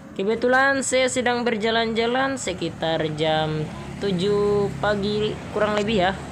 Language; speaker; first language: Indonesian; native; Indonesian